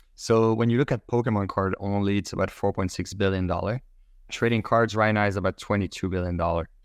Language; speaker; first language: English; non-native, fluent; French